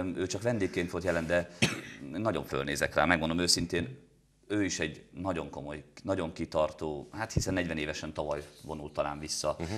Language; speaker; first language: Hungarian; native; Hungarian